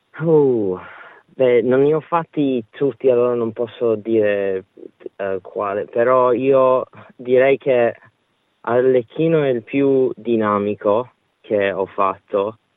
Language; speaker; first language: Italian; early bilingual, heritage; Italian